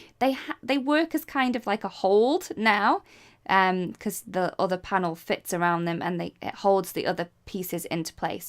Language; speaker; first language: English; native; English